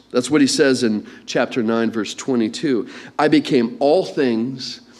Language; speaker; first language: English; native; English